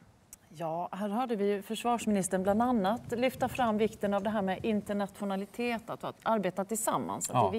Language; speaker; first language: Swedish; native; Swedish